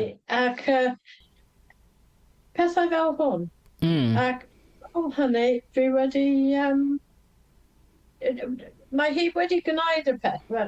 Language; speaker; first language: Welsh; non-native, fluent; English